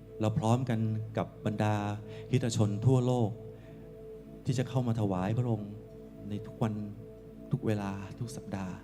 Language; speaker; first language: Thai; native; Thai